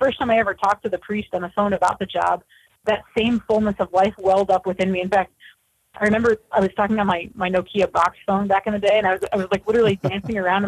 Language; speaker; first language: English; native; English